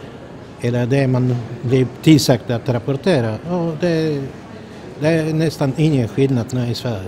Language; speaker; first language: Swedish; non-native, fluent; Polish